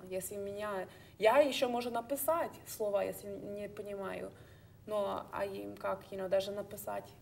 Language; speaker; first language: Russian; early bilingual, heritage; Russian